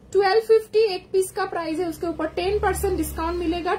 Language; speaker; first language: Hindi; non-native, local second language; Bangla